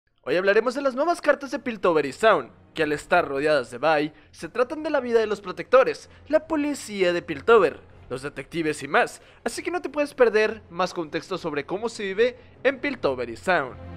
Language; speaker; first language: Spanish; native; Spanish